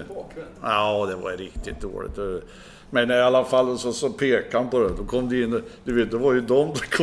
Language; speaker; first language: Swedish; native; Swedish